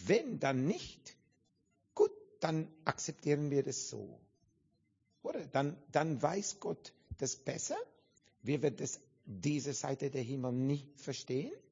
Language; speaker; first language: German; non-native, learner; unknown